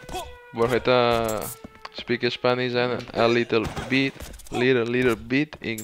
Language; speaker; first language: English; non-native, learner; Spanish